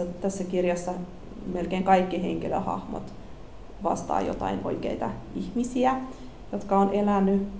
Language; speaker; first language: Finnish; early bilingual, other home language; Russian